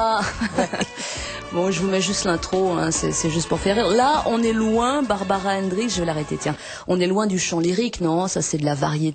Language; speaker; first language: French; native; French